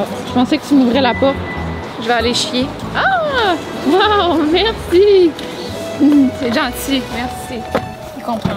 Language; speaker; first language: French; native; French